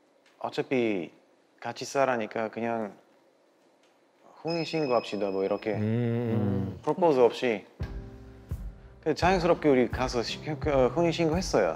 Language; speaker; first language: Korean; non-native, learner; Bulgarian